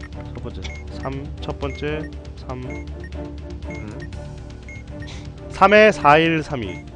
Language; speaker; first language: Korean; native; Korean